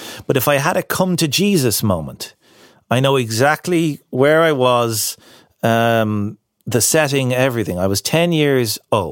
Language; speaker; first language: English; native; English